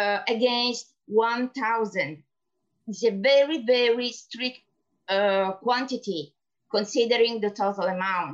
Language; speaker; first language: English; non-native, fluent; Italian